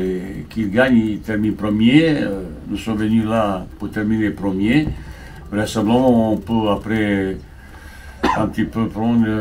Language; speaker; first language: French; non-native, fluent; Bosnian